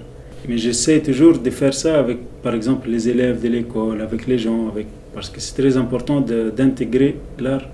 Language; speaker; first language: French; non-native, local second language; Arabic